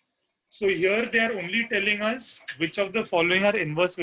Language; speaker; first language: English; non-native, local second language; Hindi